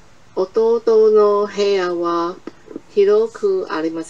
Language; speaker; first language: Japanese; non-native, learner; Chinese